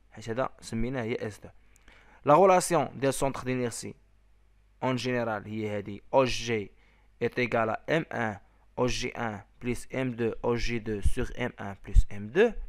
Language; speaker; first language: French; non-native, local second language; Arabic